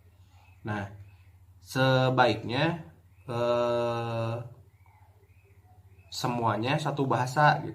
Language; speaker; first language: Indonesian; native; Indonesian